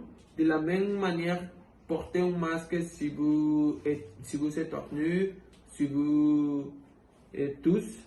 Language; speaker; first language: French; non-native, fluent; Spanish